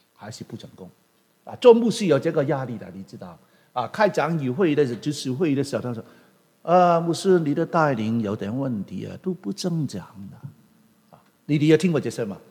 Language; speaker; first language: Chinese; non-native, local second language; Cantonese